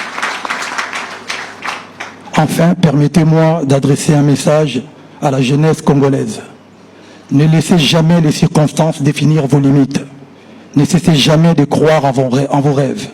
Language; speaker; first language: French; non-native, local second language; Lingala